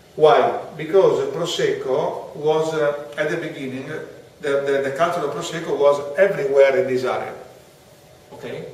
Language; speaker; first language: English; non-native, fluent; Italian